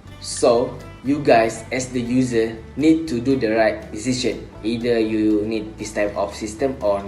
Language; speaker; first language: English; non-native, local second language; Malay